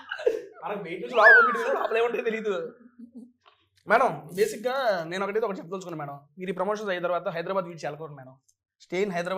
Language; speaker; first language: Telugu; native; Telugu